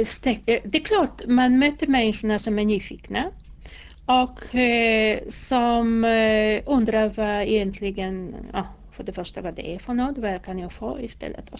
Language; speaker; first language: Swedish; non-native, fluent; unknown